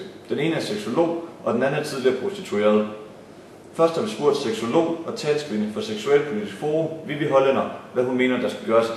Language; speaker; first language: Danish; native; Danish